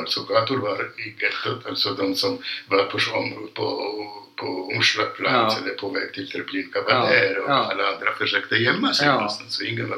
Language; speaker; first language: Swedish; non-native, fluent; Polish